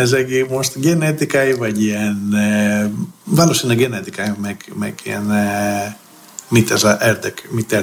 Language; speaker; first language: Hungarian; non-native, learner; Greek